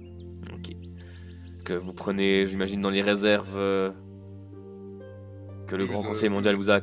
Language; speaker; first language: French; native; French